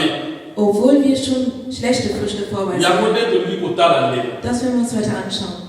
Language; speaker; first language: German; non-native, fluent; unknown